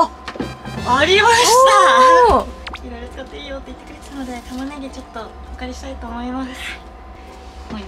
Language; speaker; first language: Japanese; native; Japanese